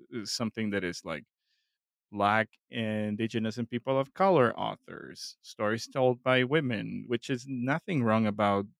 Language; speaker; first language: English; non-native, fluent; Spanish